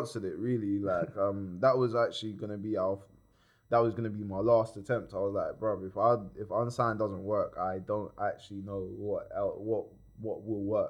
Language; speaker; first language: English; native; English